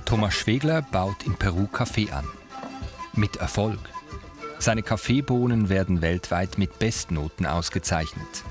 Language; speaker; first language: German; native; German